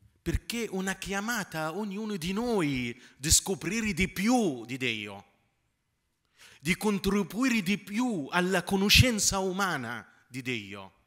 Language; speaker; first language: Italian; non-native, fluent; Arabic